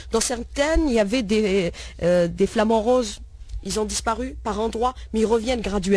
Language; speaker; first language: French; non-native, local second language; Arabic